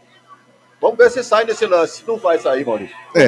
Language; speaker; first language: Portuguese; native; Portuguese